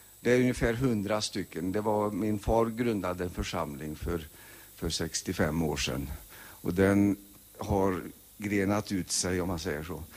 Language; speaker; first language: Swedish; early bilingual, heritage; Swedish